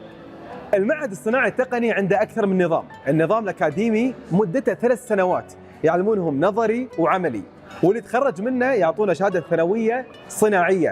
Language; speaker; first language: Arabic; native; Arabic